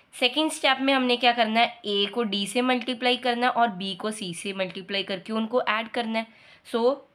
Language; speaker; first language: Hindi; non-native, local second language; Punjabi